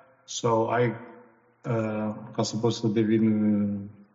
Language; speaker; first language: English; non-native, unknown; Romanian